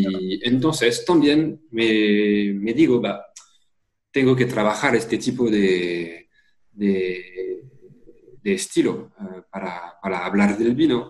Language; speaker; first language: Spanish; non-native, fluent; French